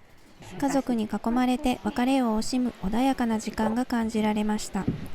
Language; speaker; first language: Japanese; native; Japanese